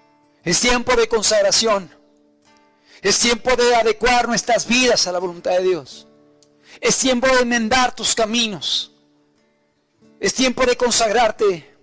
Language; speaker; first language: Spanish; native; Spanish